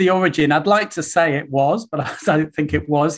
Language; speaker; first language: English; native; English